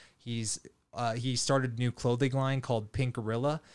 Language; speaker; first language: English; native; English